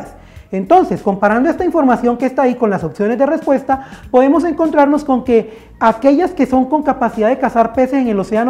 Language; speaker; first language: Spanish; native; Spanish